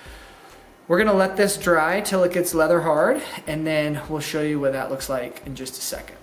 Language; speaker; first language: English; native; English